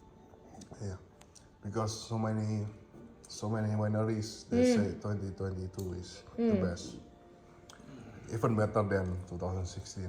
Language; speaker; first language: English; non-native, fluent; Indonesian